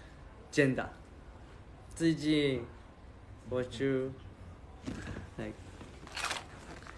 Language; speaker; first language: Chinese; non-native, learner; Japanese